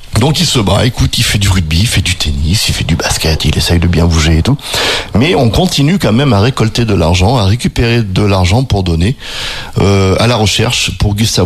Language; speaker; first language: French; native; French